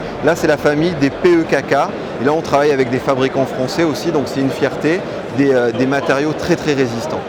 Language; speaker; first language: French; native; French